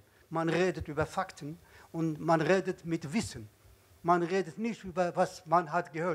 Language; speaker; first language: German; non-native, learner; Arabic